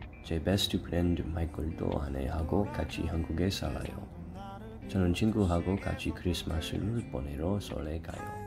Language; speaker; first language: Korean; non-native, learner; English